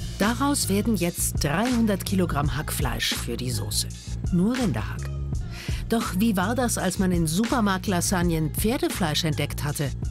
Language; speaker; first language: German; native; German